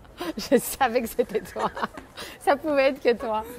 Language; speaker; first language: French; native; French